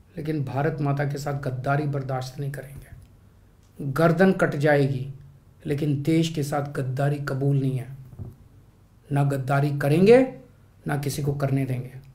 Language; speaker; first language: Hindi; native; Hindi